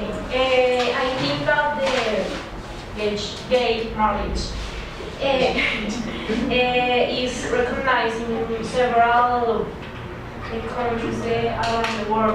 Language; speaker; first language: English; non-native, learner; Spanish